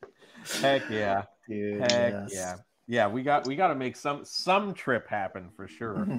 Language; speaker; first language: English; native; English